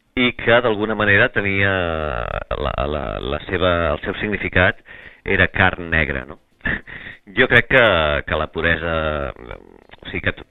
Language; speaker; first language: Catalan; non-native, local second language; Spanish